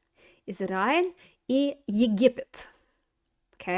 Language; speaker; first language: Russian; non-native, fluent; English